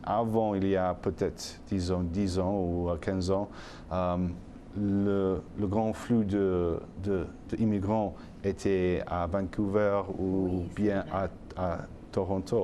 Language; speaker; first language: French; non-native, fluent; English